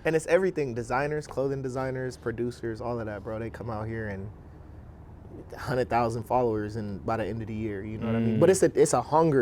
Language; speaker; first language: English; native; English